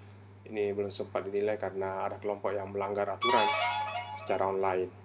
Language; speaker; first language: Indonesian; native; Indonesian